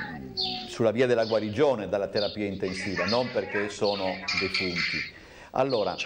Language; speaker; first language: Italian; native; Italian